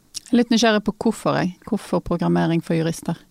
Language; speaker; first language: Norwegian; native; Norwegian